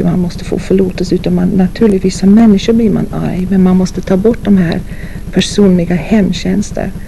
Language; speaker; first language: Swedish; non-native, fluent; English